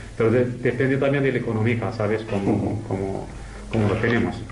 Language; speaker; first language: Spanish; non-native, learner; Arabic